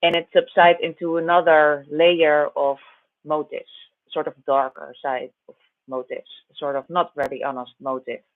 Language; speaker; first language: English; non-native, fluent; Dutch